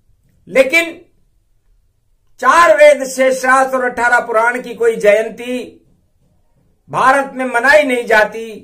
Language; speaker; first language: Hindi; native; Hindi